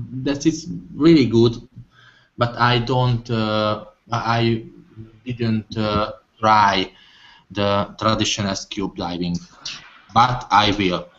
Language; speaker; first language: English; non-native, learner; Hungarian